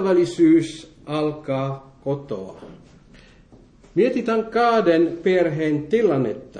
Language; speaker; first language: Finnish; non-native, fluent; French